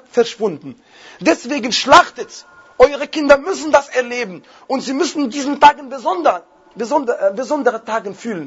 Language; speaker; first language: German; non-native, fluent; Arabic